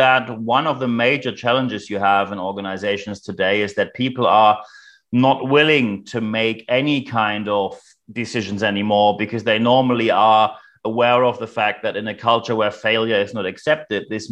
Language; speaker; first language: English; non-native, fluent; German